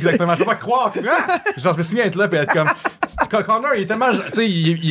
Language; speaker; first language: French; native; French